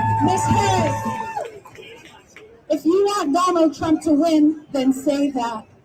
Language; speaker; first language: English; native; English